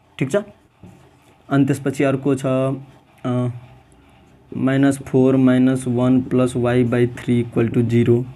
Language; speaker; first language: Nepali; non-native, local second language; Maithili